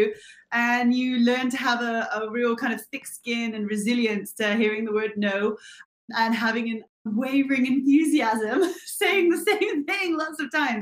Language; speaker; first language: English; native; English